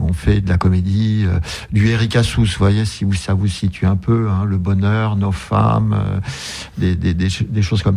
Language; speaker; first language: French; native; French